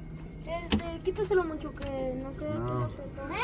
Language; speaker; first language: Spanish; native; Spanish